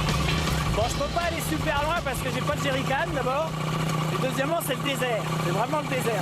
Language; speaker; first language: French; native; French